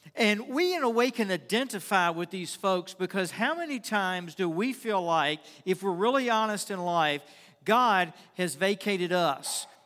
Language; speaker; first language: English; native; English